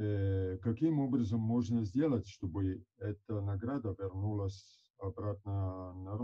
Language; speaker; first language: Russian; non-native, fluent; Italian